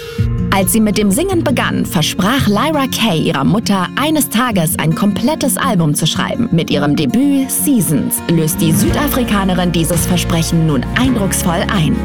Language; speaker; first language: German; native; German